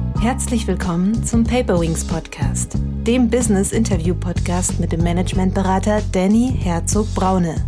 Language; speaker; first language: German; native; German